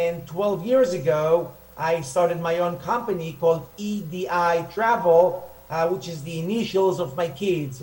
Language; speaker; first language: English; non-native, fluent; Hebrew